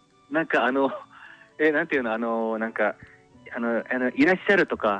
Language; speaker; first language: Japanese; non-native, fluent; Korean